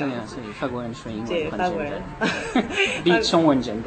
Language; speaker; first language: Chinese; non-native, learner; French